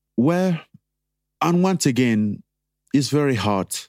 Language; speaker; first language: English; non-native, local second language; French